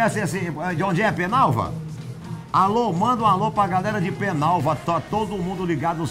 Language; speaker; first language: Portuguese; native; Portuguese